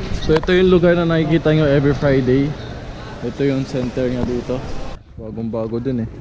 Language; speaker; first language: Filipino; native; Filipino